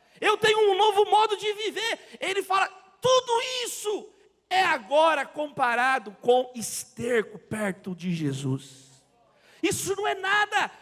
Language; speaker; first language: Portuguese; native; Portuguese